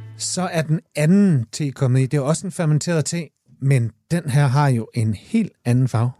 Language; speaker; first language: Danish; native; Danish